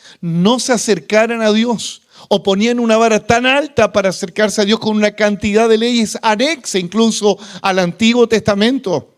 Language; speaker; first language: Spanish; native; Spanish